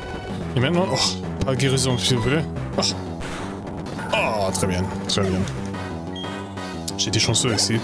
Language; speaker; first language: French; non-native, learner; German